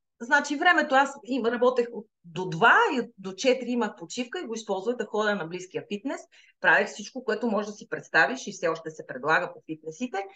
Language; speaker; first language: Bulgarian; native; Bulgarian